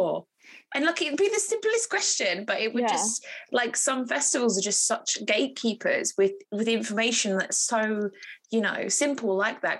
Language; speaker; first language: English; native; English